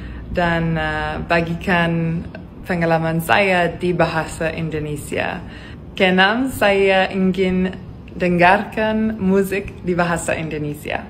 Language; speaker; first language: Indonesian; non-native, learner; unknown